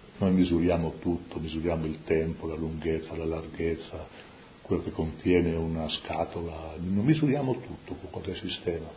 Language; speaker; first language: Italian; non-native, local second language; Friulian